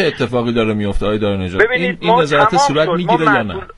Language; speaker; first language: Persian; native; Persian